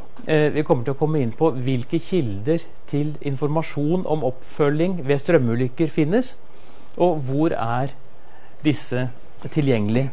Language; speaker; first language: Norwegian; native; Norwegian